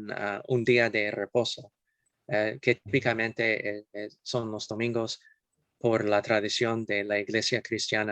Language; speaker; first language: Spanish; non-native, fluent; English